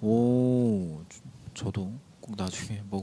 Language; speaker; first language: Korean; native; Korean